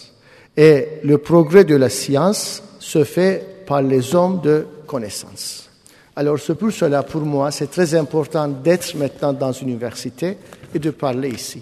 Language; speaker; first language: French; non-native, fluent; Turkish